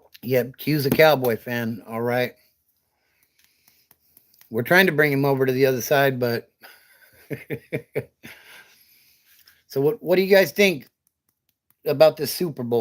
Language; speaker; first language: English; native; English